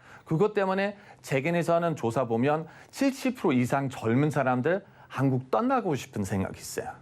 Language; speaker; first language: Korean; non-native, fluent; German